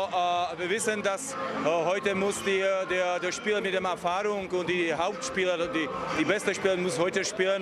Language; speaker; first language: German; non-native, learner; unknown